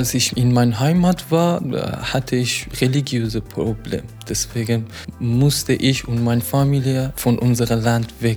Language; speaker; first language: German; non-native, fluent; Persian